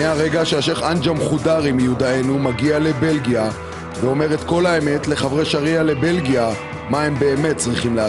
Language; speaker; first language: Hebrew; native; Hebrew